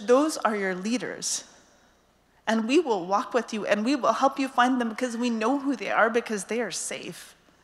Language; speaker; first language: English; native; English